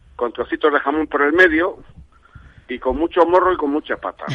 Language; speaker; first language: Spanish; native; Spanish